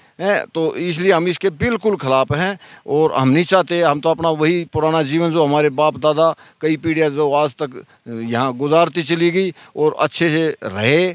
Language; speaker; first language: Hindi; native; Hindi